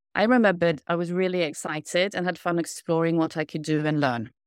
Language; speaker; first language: English; non-native, fluent; Norwegian